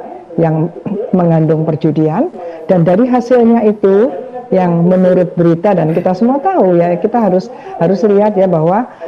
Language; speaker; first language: Indonesian; native; Indonesian